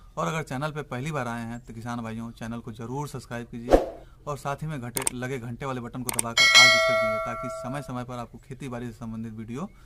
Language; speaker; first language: Hindi; native; Hindi